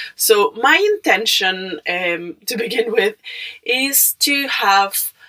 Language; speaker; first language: English; non-native, fluent; Spanish